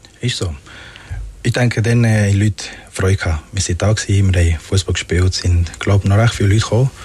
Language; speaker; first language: German; non-native, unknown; Spanish